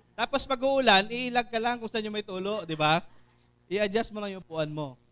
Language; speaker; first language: Filipino; non-native, local second language; Hiligaynon